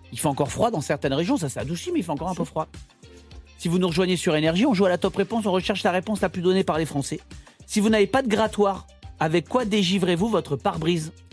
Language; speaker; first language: French; native; French